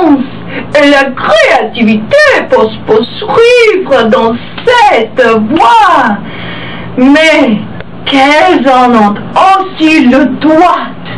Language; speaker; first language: French; non-native, fluent; English